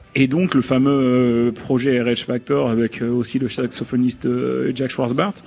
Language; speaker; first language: French; native; French